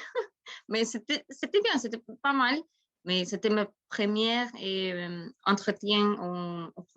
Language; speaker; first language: French; non-native, learner; Spanish